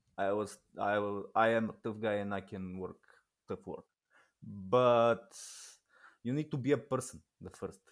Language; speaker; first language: English; non-native, learner; Bulgarian